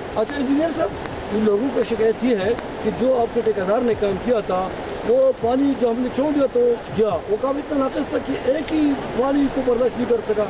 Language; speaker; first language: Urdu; non-native, local second language; Khowar